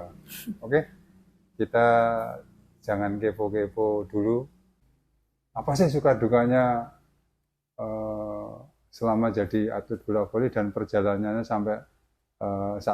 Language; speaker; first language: Indonesian; native; Indonesian